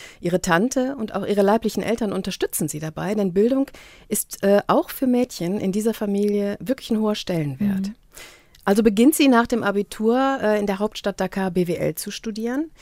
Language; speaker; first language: German; native; German